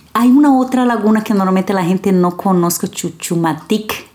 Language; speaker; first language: Spanish; early bilingual, other home language; Portuguese